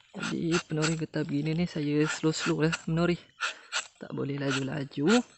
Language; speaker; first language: Malay; native; Malay